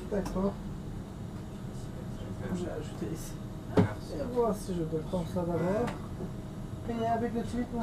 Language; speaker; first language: French; non-native, learner; Turkish